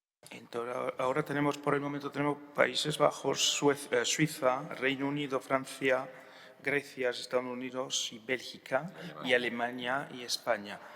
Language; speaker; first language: Spanish; non-native, fluent; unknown